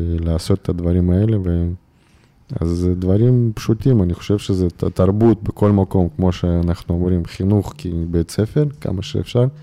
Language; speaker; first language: Hebrew; non-native, fluent; Russian